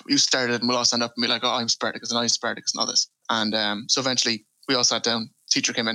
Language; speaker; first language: English; native; English